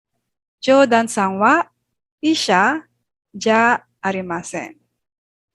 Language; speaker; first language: Japanese; non-native, fluent; Filipino